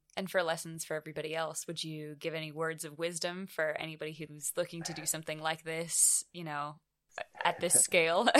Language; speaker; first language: English; native; English